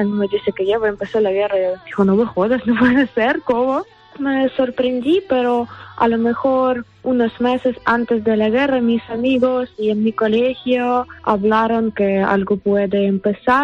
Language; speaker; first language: Spanish; non-native, learner; Ukrainian